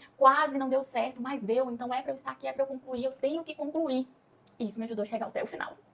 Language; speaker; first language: Portuguese; native; Portuguese